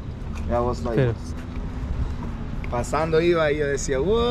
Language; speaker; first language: Spanish; native; Spanish